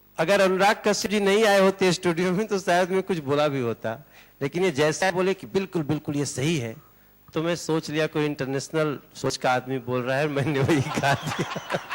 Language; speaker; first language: Hindi; native; Hindi